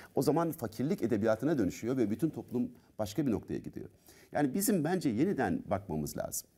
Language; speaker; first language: Turkish; native; Turkish